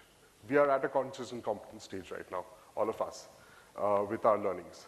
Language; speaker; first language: English; non-native, local second language; Bangla